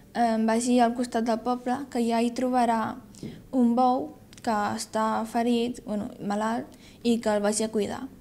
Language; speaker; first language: Catalan; non-native, fluent; Chinese